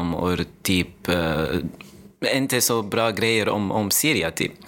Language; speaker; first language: Swedish; non-native, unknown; Arabic